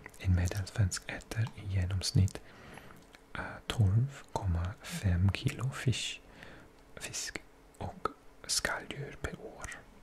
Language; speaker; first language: Swedish; non-native, learner; Welsh